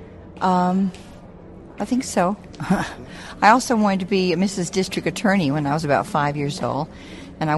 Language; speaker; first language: English; native; English